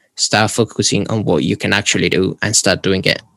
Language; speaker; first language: English; non-native, fluent; Italian